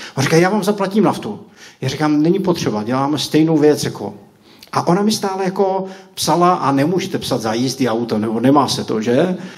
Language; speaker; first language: Czech; native; Czech